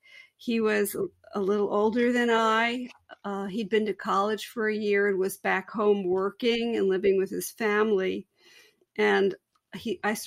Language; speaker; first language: English; native; English